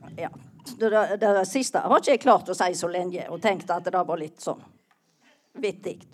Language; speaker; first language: Norwegian; native; Norwegian